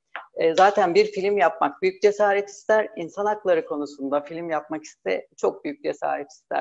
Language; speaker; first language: Turkish; native; Turkish